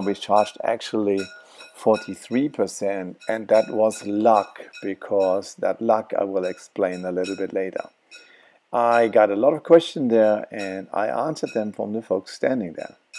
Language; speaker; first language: English; non-native, fluent; German